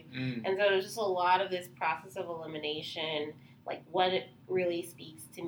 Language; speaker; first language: English; native; English